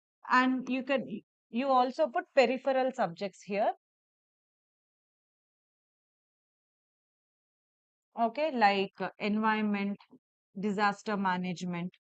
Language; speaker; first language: English; non-native, local second language; Telugu